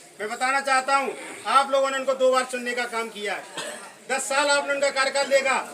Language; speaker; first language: Hindi; native; Hindi